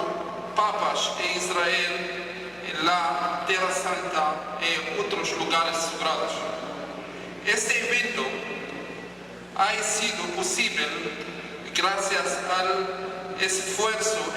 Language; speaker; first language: Spanish; non-native, fluent; Hebrew